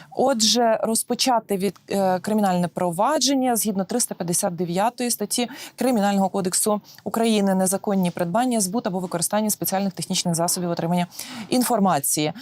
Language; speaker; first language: Ukrainian; native; Ukrainian